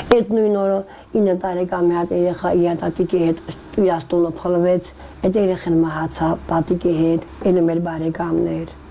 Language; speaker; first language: Armenian; native; Armenian